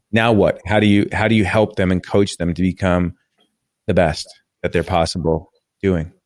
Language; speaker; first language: English; native; English